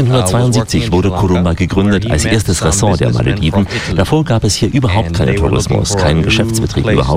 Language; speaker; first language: German; native; German